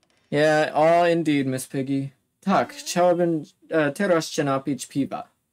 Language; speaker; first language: Polish; non-native, learner; English